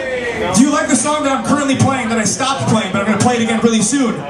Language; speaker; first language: English; native; English